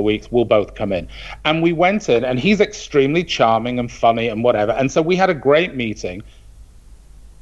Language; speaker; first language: English; native; English